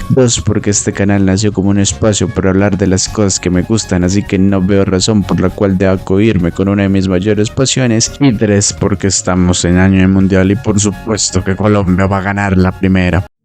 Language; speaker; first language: Spanish; native; Spanish